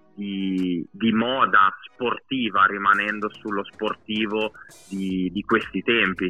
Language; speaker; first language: Italian; native; Italian